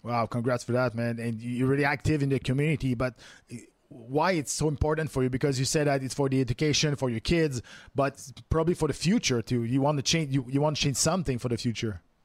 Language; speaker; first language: English; non-native, fluent; French